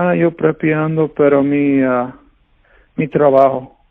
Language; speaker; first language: Spanish; non-native, learner; English